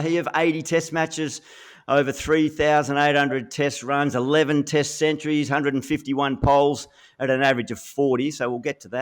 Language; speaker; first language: English; native; English